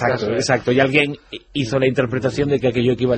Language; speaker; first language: Spanish; native; Spanish